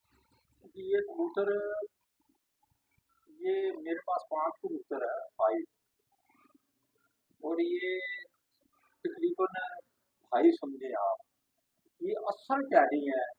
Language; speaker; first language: Hindi; non-native, local second language; Punjabi